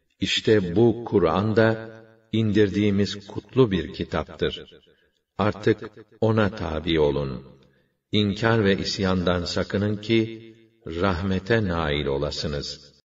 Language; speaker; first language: Turkish; native; Turkish